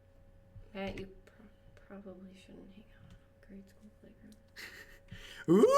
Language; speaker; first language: English; native; English